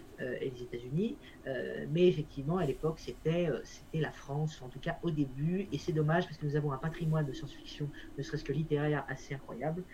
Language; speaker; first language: French; native; French